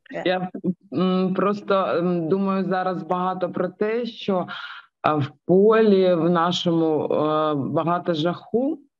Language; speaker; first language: Ukrainian; non-native, local second language; Russian